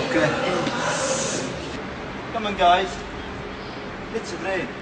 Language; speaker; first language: English; non-native, learner; Arabic